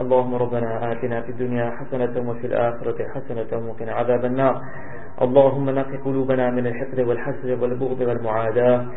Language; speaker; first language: Arabic; non-native, fluent; English